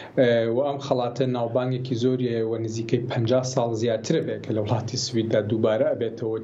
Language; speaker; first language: Central Kurdish; non-native, local second language; Gurani